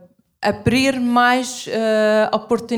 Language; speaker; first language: Portuguese; non-native, fluent; Arabic